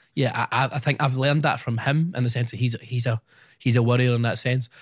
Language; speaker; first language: English; native; English